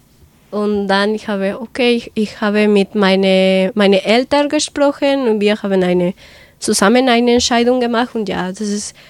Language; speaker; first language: German; non-native, learner; Spanish